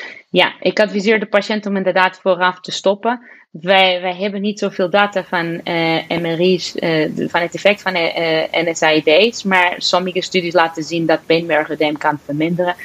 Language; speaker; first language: Dutch; non-native, fluent; Portuguese